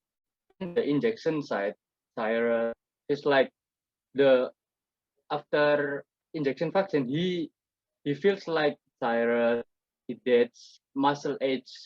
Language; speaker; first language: English; non-native, learner; Indonesian